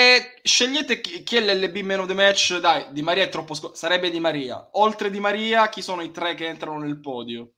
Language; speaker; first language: Italian; native; Italian